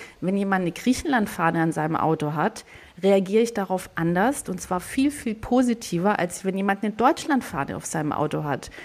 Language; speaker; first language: German; early bilingual, other home language; Greek